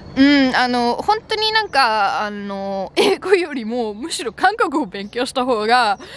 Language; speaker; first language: Japanese; non-native, fluent; German